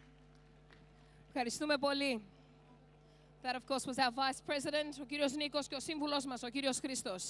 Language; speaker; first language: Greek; early bilingual, heritage; Greek